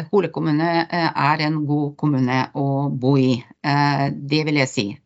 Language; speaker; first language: Norwegian; non-native, fluent; Bulgarian